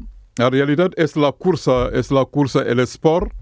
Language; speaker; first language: Catalan; non-native, fluent; Mandingo